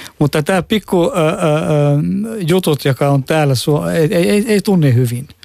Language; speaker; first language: Finnish; non-native, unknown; Arabic